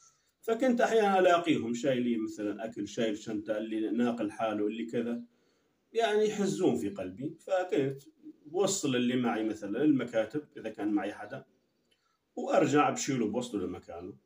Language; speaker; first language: Arabic; native; Arabic